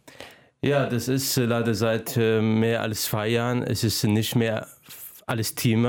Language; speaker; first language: German; non-native, fluent; Arabic